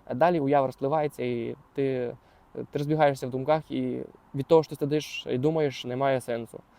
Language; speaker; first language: Ukrainian; non-native, local second language; Russian